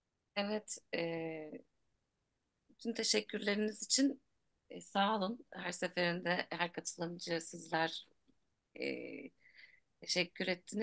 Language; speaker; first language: Turkish; native; Turkish